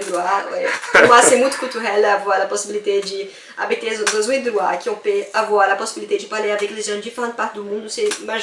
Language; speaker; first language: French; non-native, fluent; Portuguese